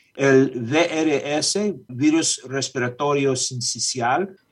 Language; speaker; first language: Spanish; non-native, learner; English